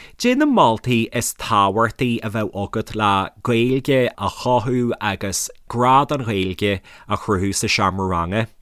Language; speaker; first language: Irish; native; Irish